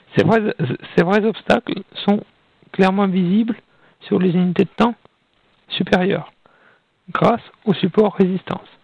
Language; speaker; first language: French; non-native, fluent; Russian